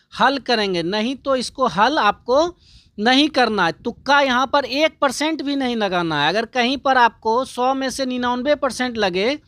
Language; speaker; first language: Hindi; native; Hindi